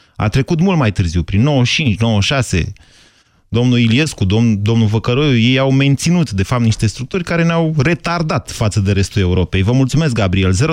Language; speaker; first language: Romanian; native; Romanian